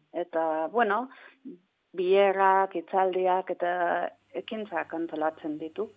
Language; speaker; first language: Basque; non-native, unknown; English